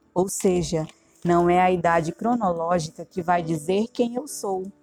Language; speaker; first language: Portuguese; native; Portuguese